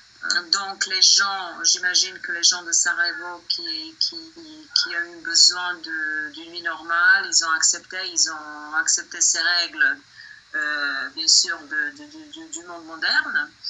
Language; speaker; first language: French; non-native, fluent; Bosnian